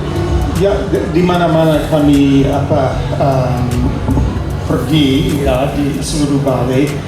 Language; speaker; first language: Indonesian; non-native, fluent; English